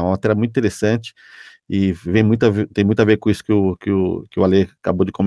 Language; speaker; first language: Portuguese; native; Portuguese